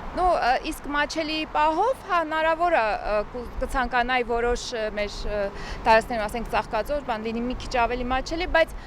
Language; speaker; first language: Armenian; native; Armenian